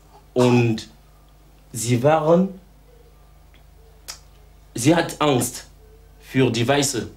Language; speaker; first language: German; non-native, learner; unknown